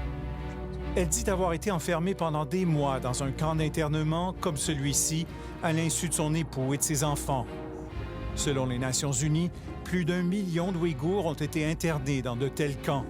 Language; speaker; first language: French; native; French